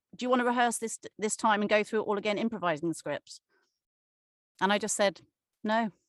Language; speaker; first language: English; native; English